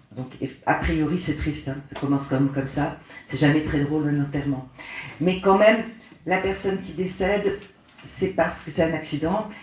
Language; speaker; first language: French; native; French